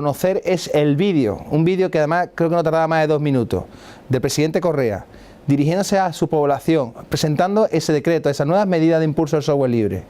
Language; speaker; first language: Spanish; native; Spanish